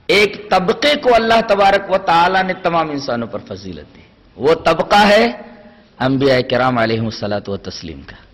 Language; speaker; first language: Urdu; native; Urdu